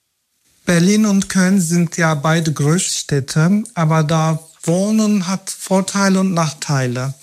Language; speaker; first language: German; non-native, fluent; Turkish